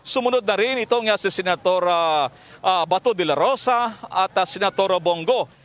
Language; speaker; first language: Filipino; native; Filipino